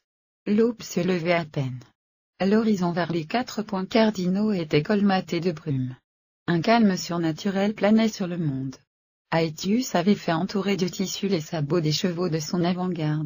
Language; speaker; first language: French; native; French